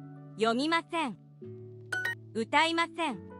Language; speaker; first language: Japanese; non-native, learner; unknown